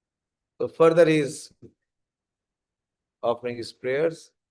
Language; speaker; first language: English; non-native, local second language; Hindi